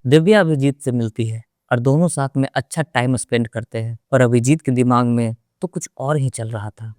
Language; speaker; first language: Hindi; native; Hindi